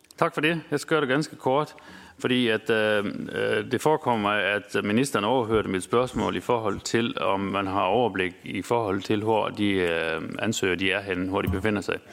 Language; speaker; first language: Danish; native; Danish